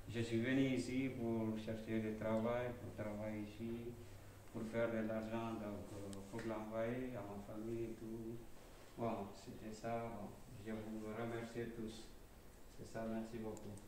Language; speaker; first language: French; non-native, learner; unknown